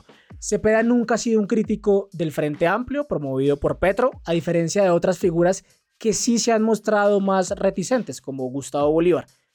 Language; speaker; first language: Spanish; native; Spanish